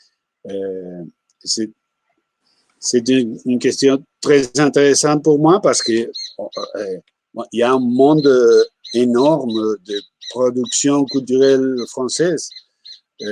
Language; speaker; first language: French; non-native, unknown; Spanish